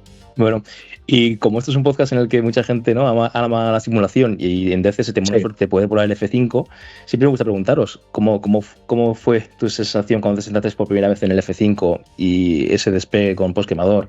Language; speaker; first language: Spanish; native; Spanish